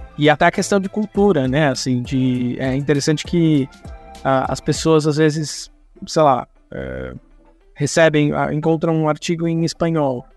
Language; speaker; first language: Portuguese; native; Portuguese